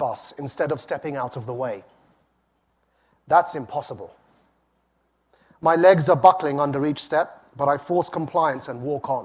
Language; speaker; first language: English; native; English